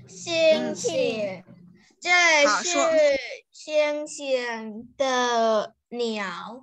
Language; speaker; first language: Chinese; non-native, learner; Thai